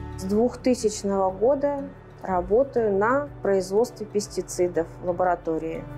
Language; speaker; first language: Russian; native; Russian